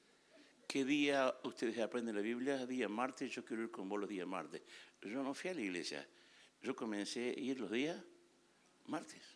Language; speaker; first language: Spanish; native; Spanish